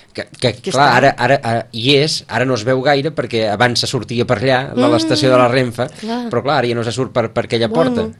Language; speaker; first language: Catalan; native; Catalan